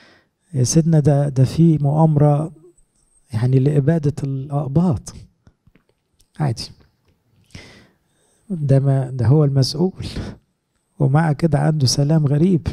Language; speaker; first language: Arabic; native; Arabic